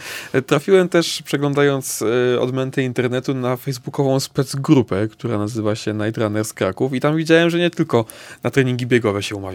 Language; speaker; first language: Polish; native; Polish